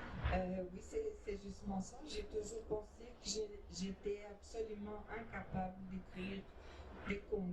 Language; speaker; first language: French; non-native, fluent; Portuguese